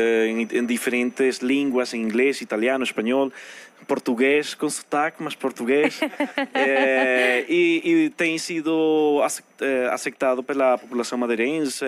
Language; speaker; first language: Portuguese; non-native, fluent; Spanish